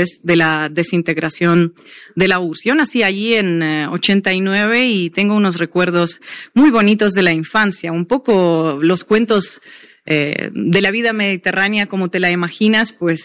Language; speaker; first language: Spanish; non-native, fluent; Russian